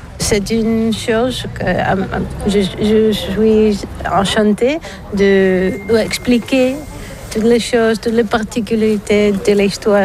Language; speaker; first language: French; non-native, learner; Bulgarian